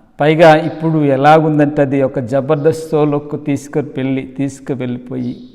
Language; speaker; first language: Telugu; non-native, local second language; Koya